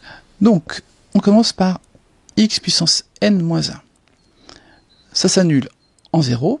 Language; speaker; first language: French; native; French